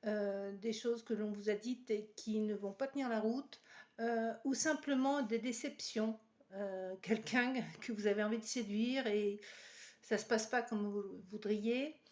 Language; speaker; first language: French; native; French